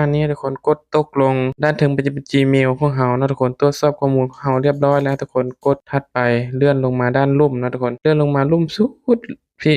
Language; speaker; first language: Thai; non-native, local second language; Northeastern Thai